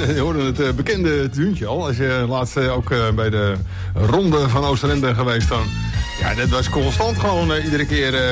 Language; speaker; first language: Dutch; native; Dutch